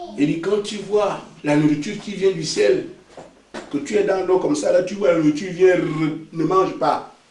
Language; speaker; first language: French; non-native, local second language; Basaa